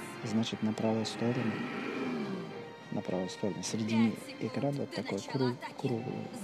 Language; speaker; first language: Russian; non-native, local second language; Uzbek